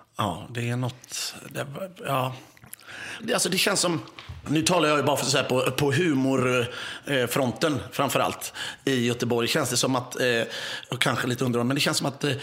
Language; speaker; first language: Swedish; native; Swedish